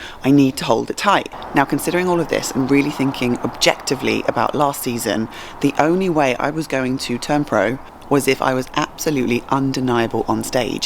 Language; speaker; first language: English; native; English